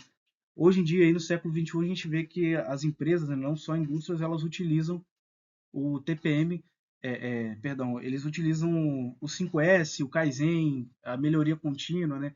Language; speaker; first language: Portuguese; native; Portuguese